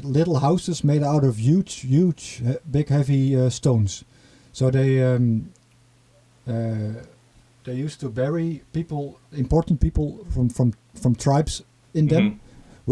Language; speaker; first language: English; non-native, fluent; Dutch